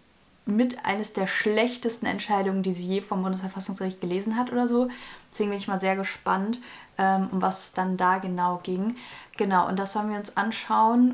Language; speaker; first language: German; native; German